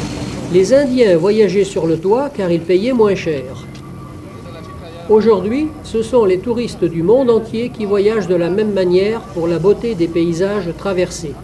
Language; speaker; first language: French; native; French